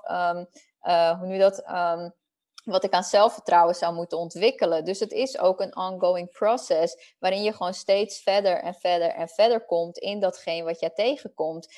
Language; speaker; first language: Dutch; early bilingual, other home language; Spanish